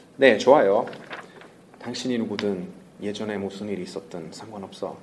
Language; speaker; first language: Korean; non-native, learner; Italian